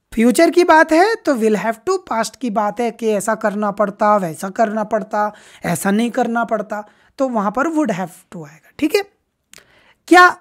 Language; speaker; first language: Hindi; native; Hindi